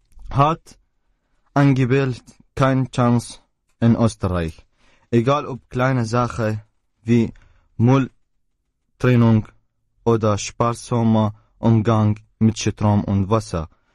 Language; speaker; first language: German; non-native, learner; Arabic